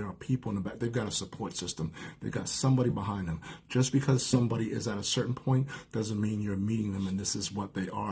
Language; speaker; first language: English; native; English